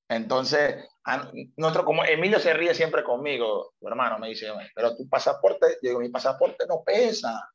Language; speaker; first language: Spanish; native; Spanish